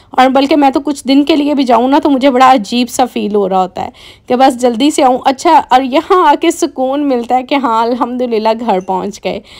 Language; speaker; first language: Urdu; native; Urdu